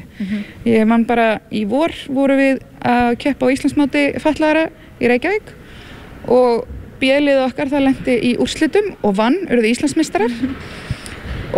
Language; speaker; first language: Icelandic; native; Icelandic